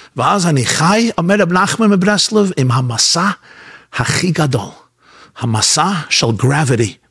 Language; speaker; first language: Hebrew; non-native, fluent; English